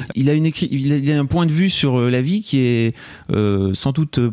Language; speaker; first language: French; native; French